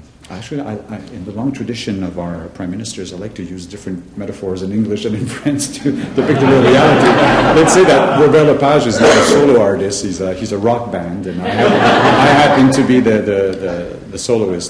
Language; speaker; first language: English; non-native, fluent; French